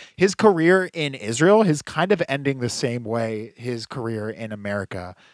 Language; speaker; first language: English; early bilingual, other home language; Hebrew